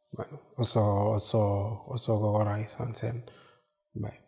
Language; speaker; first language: Basque; non-native, learner; Wolof